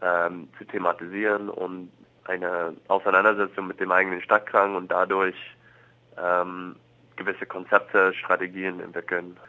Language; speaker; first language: German; non-native, fluent; English